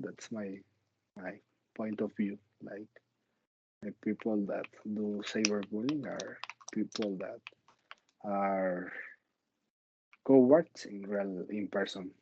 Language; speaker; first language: English; non-native, learner; Spanish